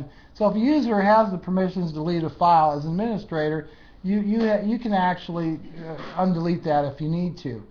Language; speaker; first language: English; native; English